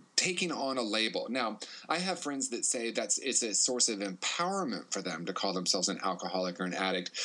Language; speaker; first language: English; native; English